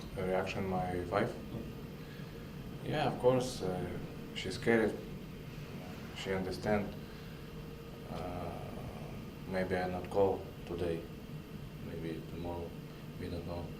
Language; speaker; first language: English; non-native, learner; Russian